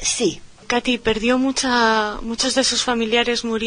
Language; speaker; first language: Spanish; native; Spanish